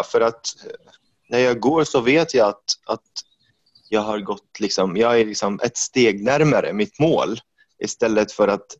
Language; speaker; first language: Swedish; non-native, fluent; Arabic